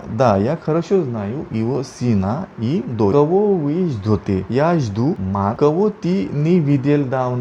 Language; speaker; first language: Russian; non-native, learner; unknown